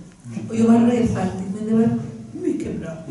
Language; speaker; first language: Swedish; non-native, fluent; Spanish